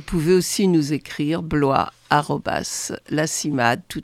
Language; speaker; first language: French; native; French